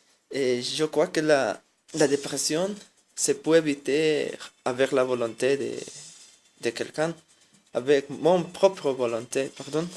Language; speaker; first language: French; non-native, learner; Spanish